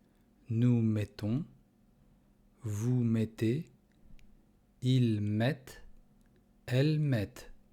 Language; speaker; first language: French; non-native, fluent; Russian